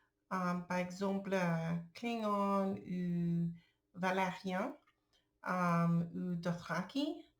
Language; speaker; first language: French; non-native, learner; English